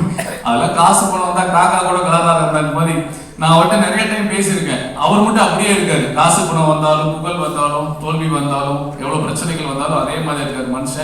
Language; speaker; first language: Tamil; native; Tamil